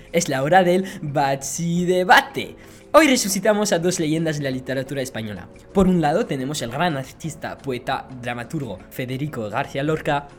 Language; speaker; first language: Spanish; non-native, learner; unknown